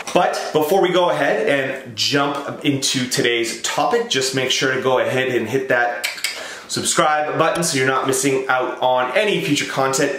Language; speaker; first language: English; native; English